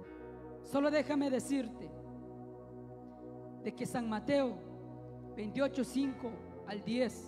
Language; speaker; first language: Spanish; native; Spanish